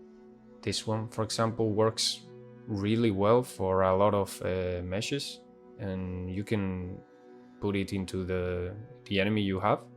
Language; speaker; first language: English; non-native, fluent; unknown